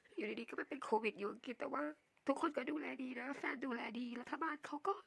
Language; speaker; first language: Thai; native; Thai